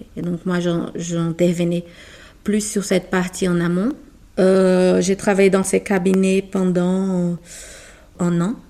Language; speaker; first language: French; non-native, fluent; Portuguese